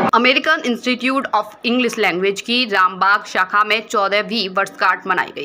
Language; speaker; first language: Hindi; native; Hindi